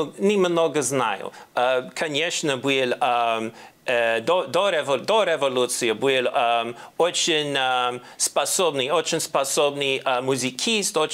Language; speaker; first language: Russian; non-native, learner; English